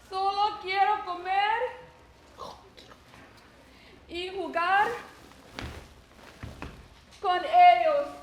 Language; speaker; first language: Spanish; non-native, learner; English